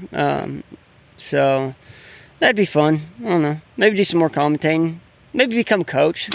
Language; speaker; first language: English; native; English